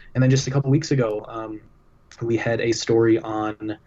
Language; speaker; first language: English; native; English